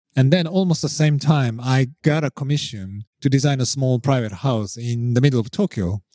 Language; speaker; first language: English; non-native, fluent; Japanese